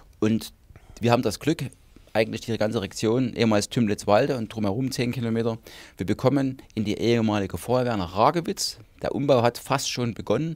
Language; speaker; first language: German; native; German